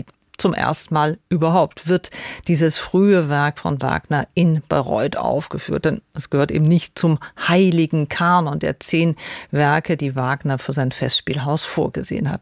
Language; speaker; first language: German; native; German